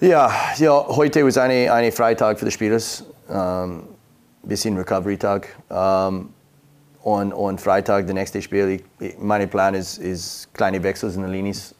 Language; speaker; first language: German; non-native, learner; English